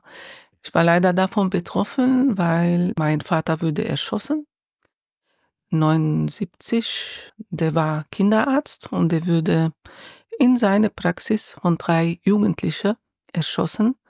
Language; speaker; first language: German; non-native, learner; Arabic